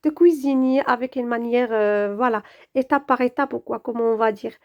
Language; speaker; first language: French; non-native, local second language; Arabic